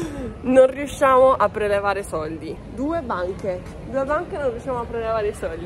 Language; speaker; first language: Italian; native; Italian